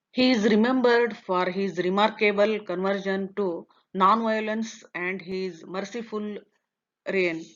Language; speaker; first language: English; non-native, local second language; Kannada